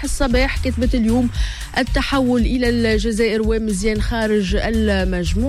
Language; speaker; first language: Arabic; native; Arabic